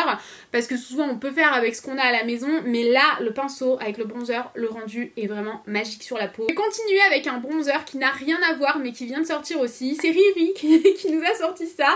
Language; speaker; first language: French; native; French